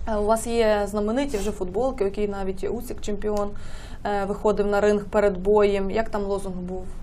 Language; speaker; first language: Ukrainian; native; Ukrainian